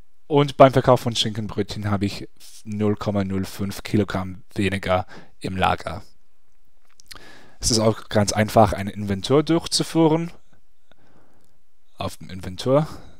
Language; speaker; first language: German; non-native, fluent; English